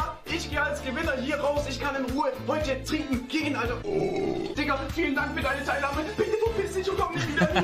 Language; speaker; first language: German; native; German